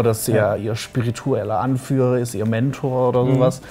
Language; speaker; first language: German; native; German